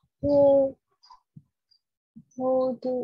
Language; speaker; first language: English; non-native, learner; Vietnamese